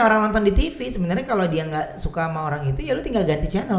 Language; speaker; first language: Indonesian; native; Indonesian